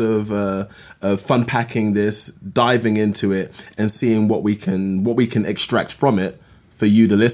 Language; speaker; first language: English; native; English